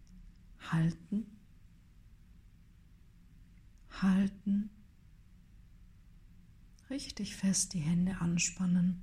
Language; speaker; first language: German; native; German